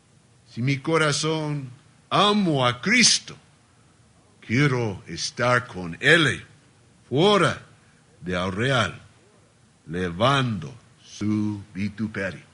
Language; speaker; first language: Spanish; non-native, learner; Portuguese